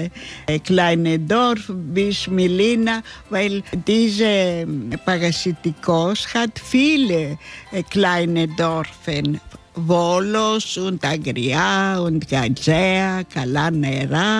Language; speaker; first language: German; non-native, learner; Greek